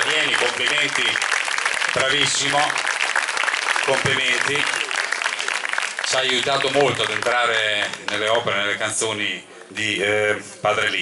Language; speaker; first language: Italian; native; Italian